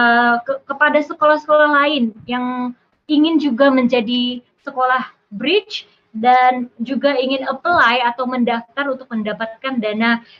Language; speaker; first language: Indonesian; native; Indonesian